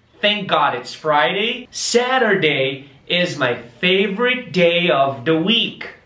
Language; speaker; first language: English; non-native, fluent; Portuguese